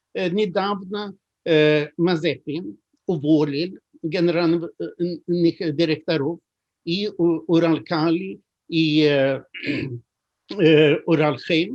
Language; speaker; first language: Russian; non-native, fluent; Swedish